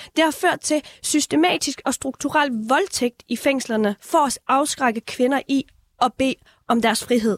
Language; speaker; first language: Danish; early bilingual, other home language; Persian